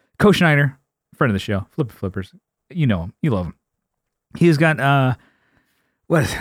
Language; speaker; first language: English; native; English